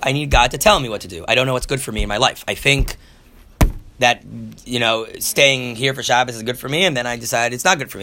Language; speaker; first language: English; native; English